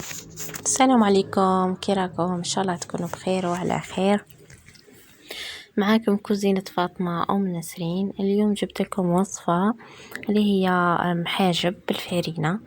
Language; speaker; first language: Arabic; native; Arabic